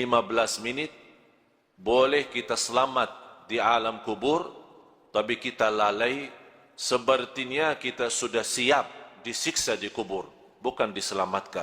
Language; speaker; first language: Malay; non-native, fluent; Arabic